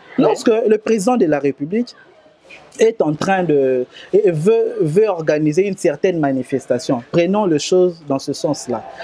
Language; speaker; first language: French; non-native, local second language; Lingala